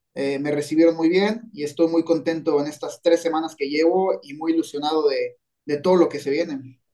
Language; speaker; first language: Spanish; native; Spanish